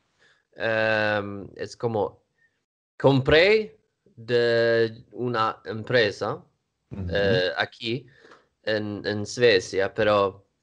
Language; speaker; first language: Portuguese; non-native, learner; Swedish